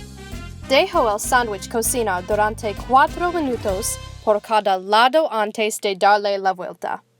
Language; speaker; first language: Spanish; non-native, learner; English